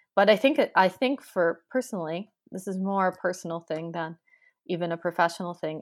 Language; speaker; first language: English; native; English